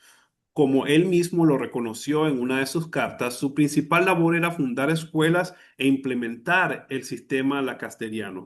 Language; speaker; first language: Spanish; native; Spanish